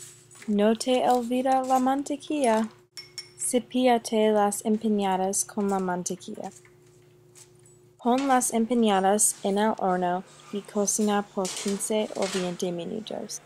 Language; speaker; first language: Spanish; non-native, learner; English